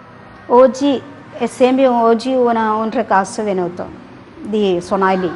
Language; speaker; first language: Italian; non-native, learner; Malayalam